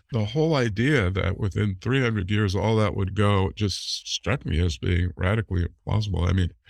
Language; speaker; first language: English; native; English